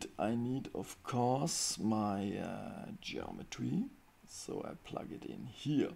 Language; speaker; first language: English; non-native, fluent; German